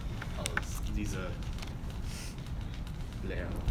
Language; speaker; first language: German; non-native, learner; English